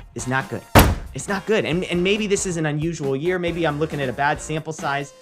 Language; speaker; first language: English; native; English